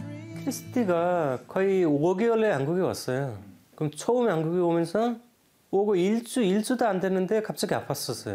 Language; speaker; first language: Korean; non-native, learner; Nepali